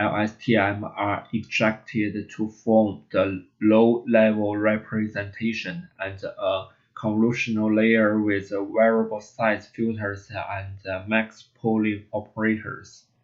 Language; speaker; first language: English; non-native, learner; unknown